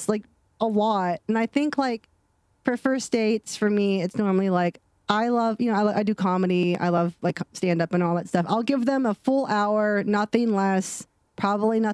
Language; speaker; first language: English; native; English